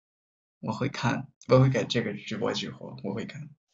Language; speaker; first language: Chinese; non-native, learner; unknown